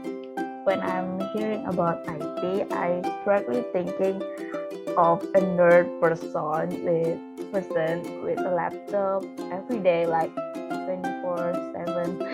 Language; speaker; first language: English; non-native, learner; Indonesian